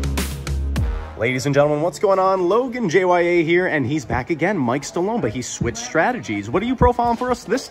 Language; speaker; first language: English; native; English